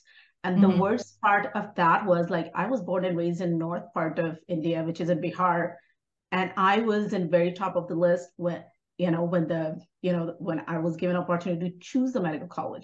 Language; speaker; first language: English; non-native, local second language; Hindi